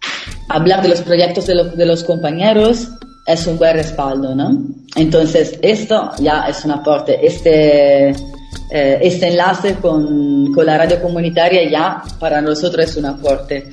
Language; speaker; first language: Spanish; non-native, fluent; Italian